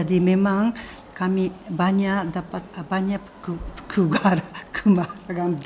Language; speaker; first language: Indonesian; non-native, fluent; Japanese